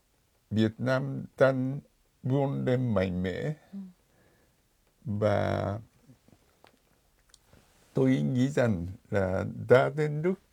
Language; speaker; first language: Vietnamese; non-native, fluent; Japanese